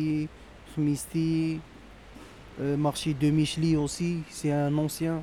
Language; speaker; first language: French; non-native, local second language; Arabic